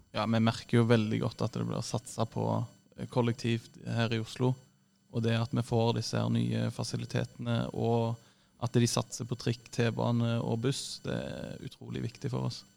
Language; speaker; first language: Norwegian; native; Norwegian